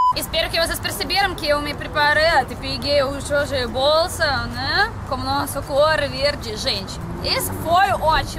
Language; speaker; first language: Portuguese; non-native, learner; Russian